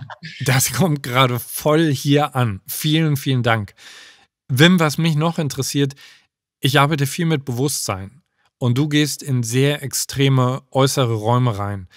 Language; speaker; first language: German; native; German